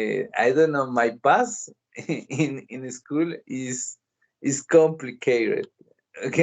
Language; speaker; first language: English; non-native, learner; Spanish